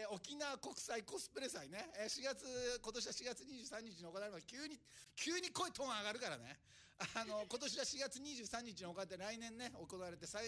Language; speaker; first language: Japanese; native; Japanese